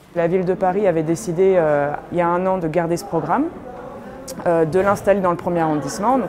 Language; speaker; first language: French; native; French